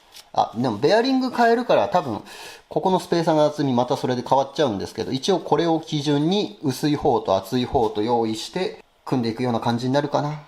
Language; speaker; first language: Japanese; native; Japanese